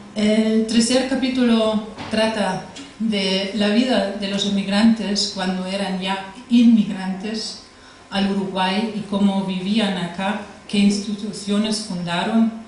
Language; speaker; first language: Spanish; non-native, fluent; German